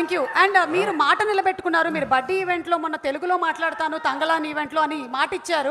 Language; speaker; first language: Telugu; native; Telugu